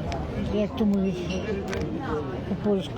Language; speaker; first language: Polish; non-native, learner; Russian